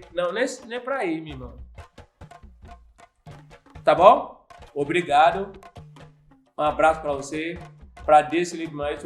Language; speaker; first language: Portuguese; non-native, learner; Yoruba